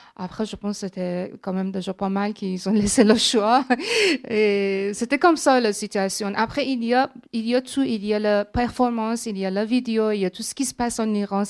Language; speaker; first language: French; non-native, fluent; Persian